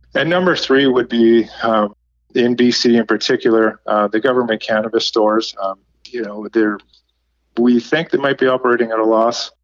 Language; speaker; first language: English; native; English